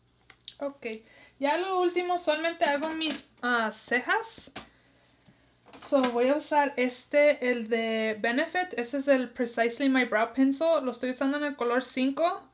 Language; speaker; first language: Spanish; early bilingual, heritage; Spanish